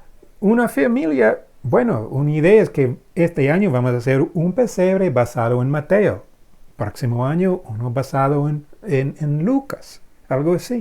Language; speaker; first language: Spanish; non-native, fluent; English